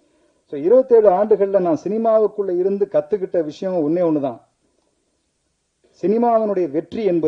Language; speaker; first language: Tamil; native; Tamil